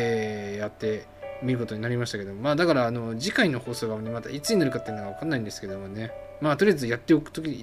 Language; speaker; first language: Japanese; native; Japanese